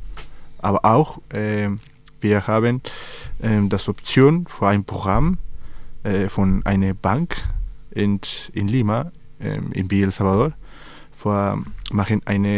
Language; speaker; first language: German; non-native, learner; Spanish